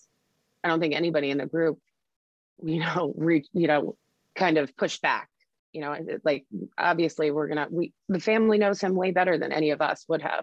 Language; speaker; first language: English; native; English